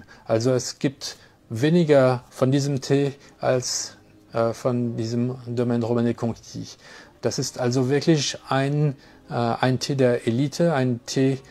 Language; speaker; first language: German; non-native, fluent; French